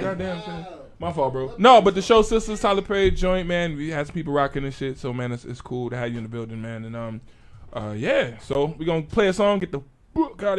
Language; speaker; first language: English; native; English